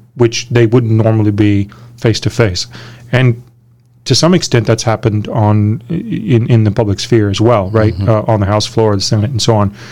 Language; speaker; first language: English; early bilingual, other home language; Romanian